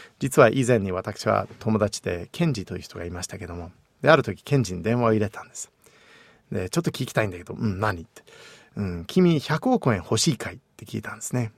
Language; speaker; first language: Japanese; non-native, fluent; English